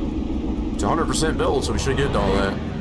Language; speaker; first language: English; native; English